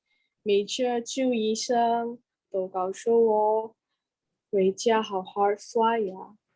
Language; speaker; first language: Chinese; non-native, learner; Indonesian